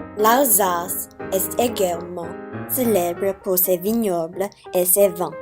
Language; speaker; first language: French; non-native, learner; English